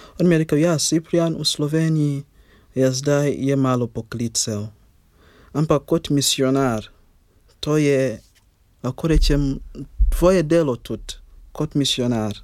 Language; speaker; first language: Slovenian; non-native, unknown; Ganda